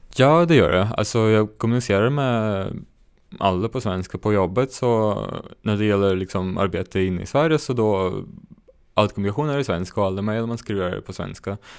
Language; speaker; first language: Swedish; non-native, fluent; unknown